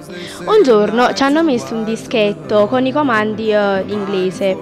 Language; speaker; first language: Italian; early bilingual, other home language; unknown